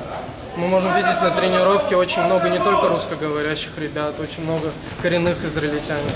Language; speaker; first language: Russian; native; Russian